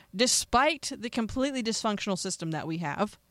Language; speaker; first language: English; native; English